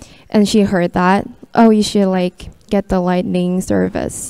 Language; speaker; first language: English; non-native, fluent; Korean